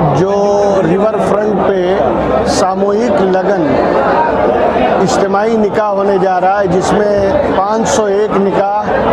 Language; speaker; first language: Urdu; non-native, local second language; Gujarati